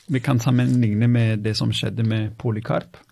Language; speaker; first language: Norwegian; non-native, fluent; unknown